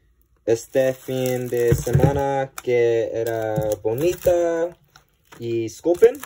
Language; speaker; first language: Spanish; non-native, learner; English